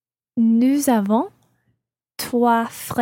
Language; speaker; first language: French; non-native, learner; English